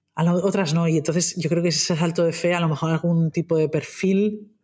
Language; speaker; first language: Spanish; native; Spanish